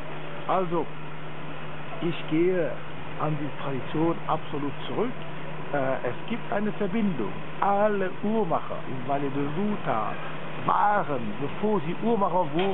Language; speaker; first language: German; non-native, local second language; French